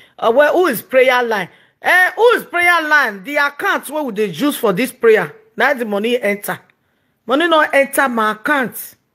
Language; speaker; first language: Nigerian Pidgin; non-native, local second language; Yoruba